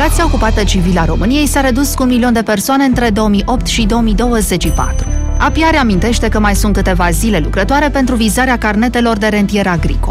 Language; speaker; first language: Romanian; native; Romanian